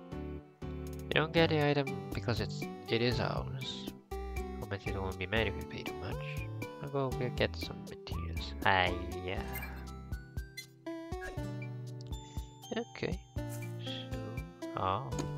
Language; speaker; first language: English; non-native, local second language; Malay